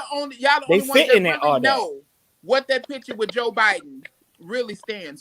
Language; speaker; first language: English; native; English